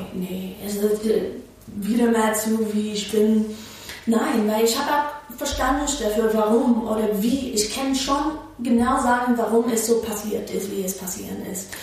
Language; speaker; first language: German; non-native, fluent; English